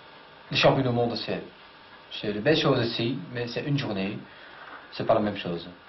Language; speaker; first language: French; non-native, fluent; Dutch